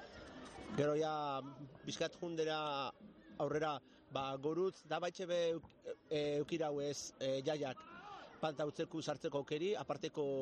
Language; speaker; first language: Basque; native; Basque